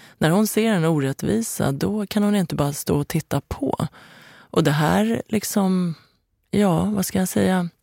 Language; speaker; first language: Swedish; early bilingual, other home language; Persian